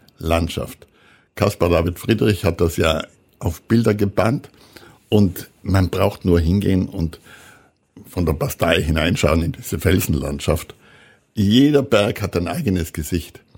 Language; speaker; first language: German; native; German